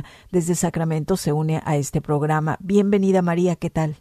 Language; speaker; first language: Spanish; native; Spanish